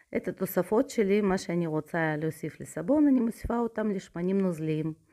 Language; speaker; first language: Hebrew; non-native, fluent; Russian